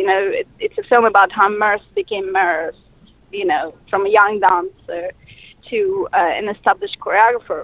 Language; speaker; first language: English; non-native, fluent; Russian